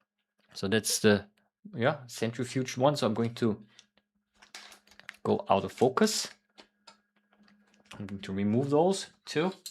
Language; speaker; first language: English; non-native, fluent; German